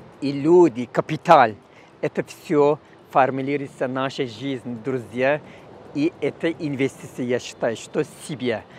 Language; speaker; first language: Russian; non-native, learner; Turkish